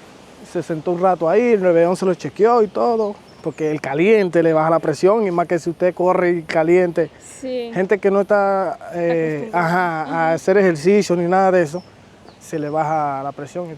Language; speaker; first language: Spanish; native; Spanish